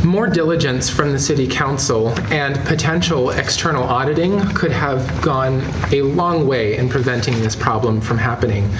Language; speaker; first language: English; native; English